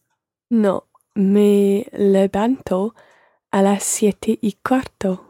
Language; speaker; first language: Spanish; non-native, learner; English